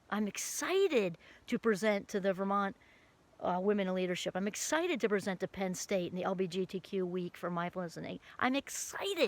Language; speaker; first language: English; native; English